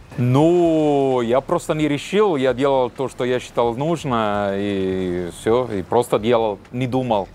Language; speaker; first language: Russian; non-native, fluent; Italian